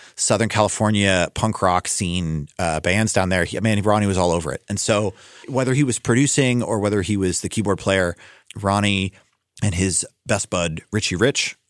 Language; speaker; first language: English; native; English